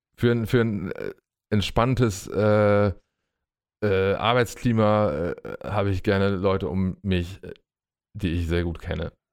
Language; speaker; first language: German; native; German